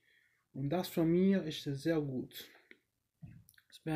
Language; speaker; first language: German; non-native, learner; English